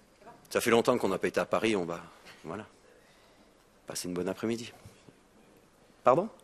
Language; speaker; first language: French; native; French